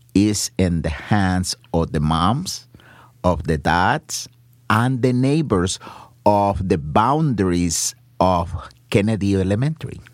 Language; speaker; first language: English; non-native, fluent; Spanish